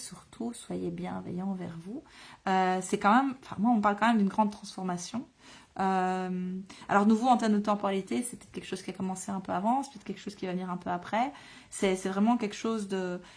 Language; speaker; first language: French; native; French